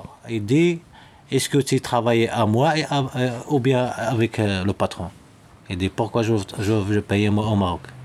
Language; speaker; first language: French; non-native, local second language; Arabic